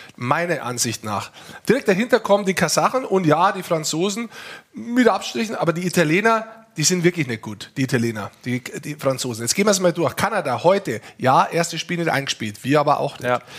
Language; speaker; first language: German; native; German